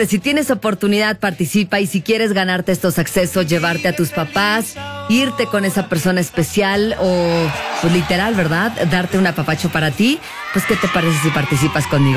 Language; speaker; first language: Spanish; native; Spanish